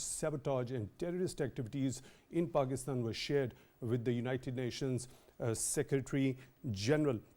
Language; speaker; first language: English; non-native, local second language; Urdu